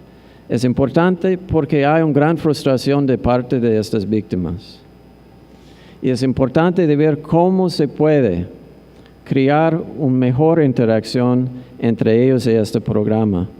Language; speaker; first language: Spanish; non-native, fluent; English